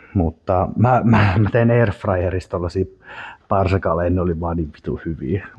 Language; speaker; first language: Finnish; native; Finnish